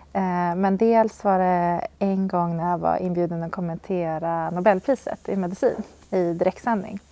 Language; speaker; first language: Swedish; native; Swedish